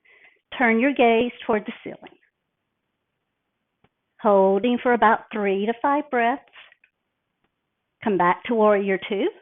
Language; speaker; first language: English; native; English